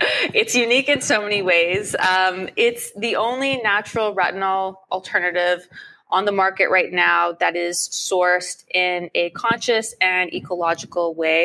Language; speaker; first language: English; native; English